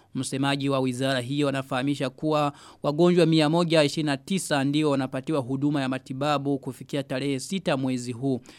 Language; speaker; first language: Swahili; non-native, local second language; Rundi